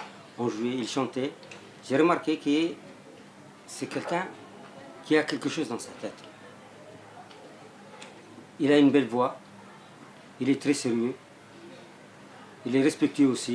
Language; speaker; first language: French; non-native, local second language; Somali